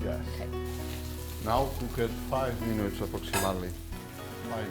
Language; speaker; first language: English; non-native, learner; Catalan